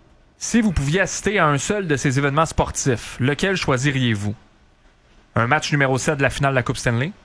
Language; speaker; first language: French; native; French